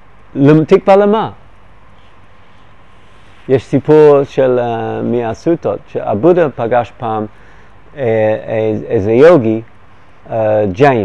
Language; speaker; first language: Hebrew; non-native, fluent; English